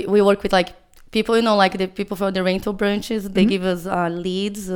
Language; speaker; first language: English; non-native, fluent; Portuguese